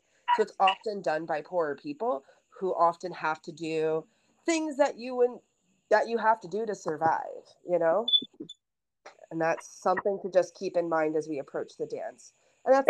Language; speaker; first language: English; native; English